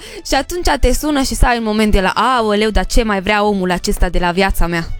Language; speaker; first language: Romanian; native; Romanian